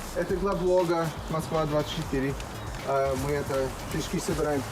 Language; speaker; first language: Russian; non-native, fluent; English